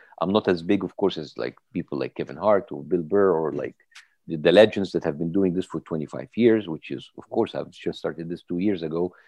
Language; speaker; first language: English; non-native, fluent; Arabic